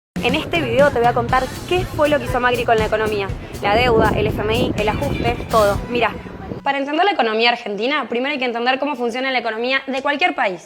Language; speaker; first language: Spanish; native; Spanish